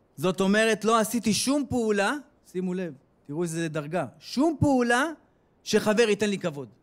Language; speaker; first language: Hebrew; native; Hebrew